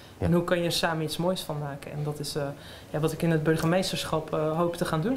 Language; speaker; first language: Dutch; native; Dutch